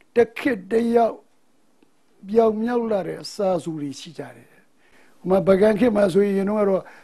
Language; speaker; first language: Burmese; native; Burmese